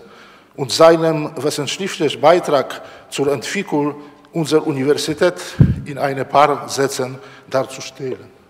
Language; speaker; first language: German; non-native, learner; Polish